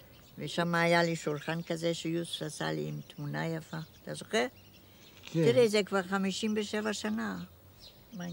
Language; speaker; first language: Hebrew; non-native, fluent; German